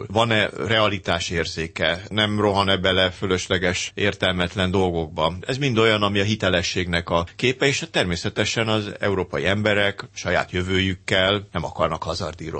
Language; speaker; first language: Hungarian; native; Hungarian